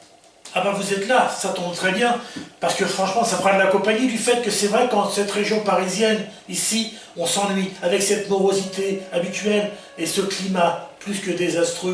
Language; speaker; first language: French; native; French